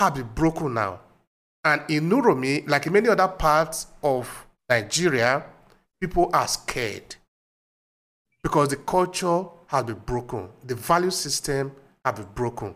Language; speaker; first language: English; non-native, local second language; Esan